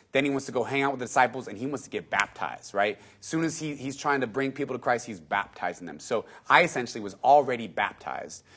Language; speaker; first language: English; native; English